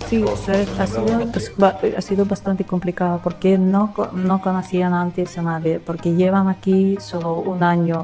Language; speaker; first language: Spanish; non-native, learner; Russian